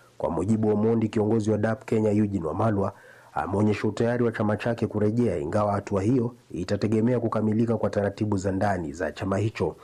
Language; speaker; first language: Swahili; non-native, local second language; Luyia